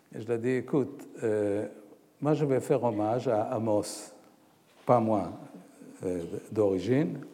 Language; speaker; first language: French; non-native, fluent; Hebrew